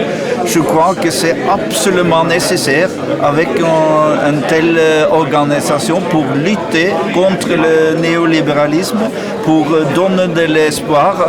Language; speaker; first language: French; non-native, learner; Norwegian